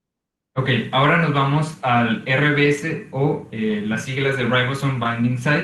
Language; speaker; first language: Spanish; native; Spanish